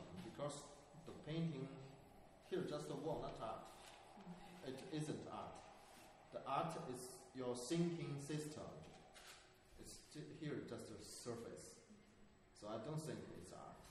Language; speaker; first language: English; non-native, learner; Chinese